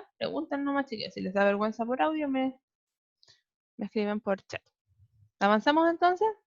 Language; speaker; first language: Spanish; native; Spanish